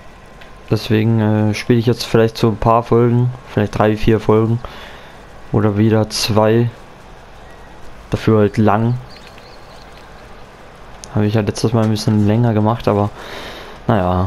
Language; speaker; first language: German; native; German